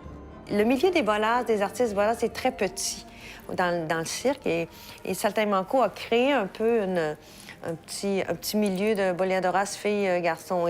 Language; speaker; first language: French; native; French